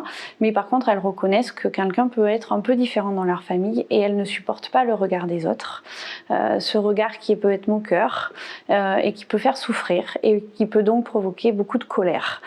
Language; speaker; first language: French; native; French